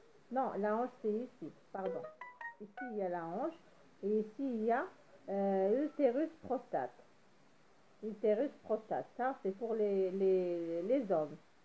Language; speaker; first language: French; non-native, local second language; Arabic